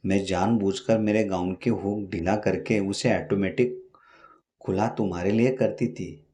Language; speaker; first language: Hindi; non-native, local second language; Marathi